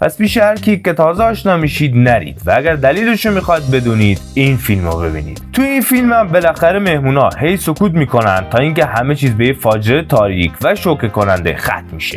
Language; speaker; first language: Persian; native; Persian